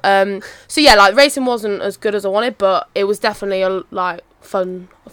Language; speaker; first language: English; native; English